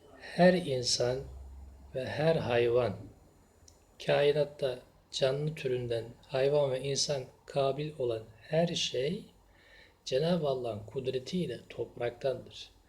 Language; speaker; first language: Turkish; native; Turkish